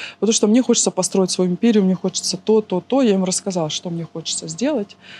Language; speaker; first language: Russian; native; Russian